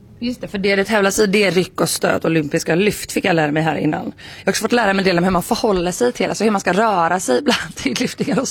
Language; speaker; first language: Swedish; native; Swedish